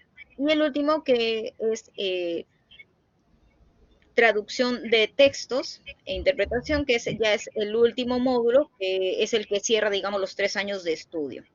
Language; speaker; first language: Spanish; native; Spanish